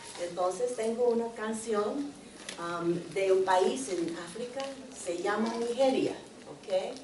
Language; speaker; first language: Spanish; non-native, learner; English